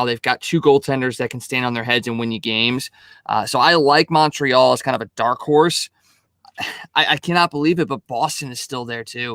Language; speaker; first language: English; native; English